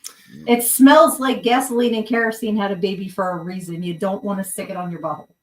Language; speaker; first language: English; native; English